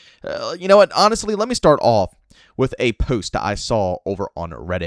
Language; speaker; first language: English; native; English